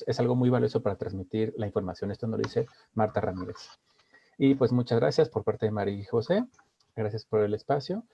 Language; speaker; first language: Spanish; native; Spanish